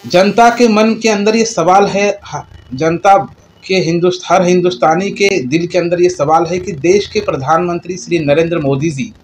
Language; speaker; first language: Hindi; non-native, local second language; Marathi